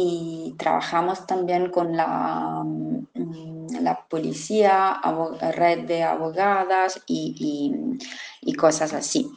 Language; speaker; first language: Spanish; non-native, fluent; Italian